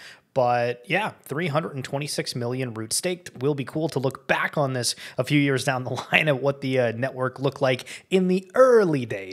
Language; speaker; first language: English; native; English